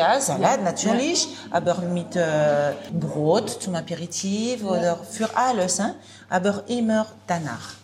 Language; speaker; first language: German; non-native, learner; French